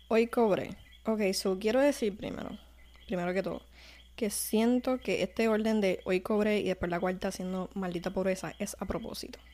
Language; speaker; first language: Spanish; early bilingual, heritage; Spanish